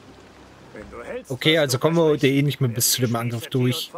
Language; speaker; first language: German; native; German